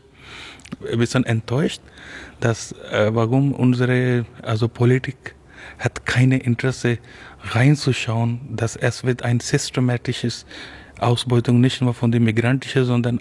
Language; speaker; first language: German; non-native, learner; Urdu